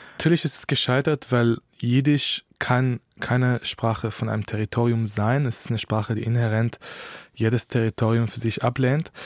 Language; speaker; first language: German; non-native, fluent; Hebrew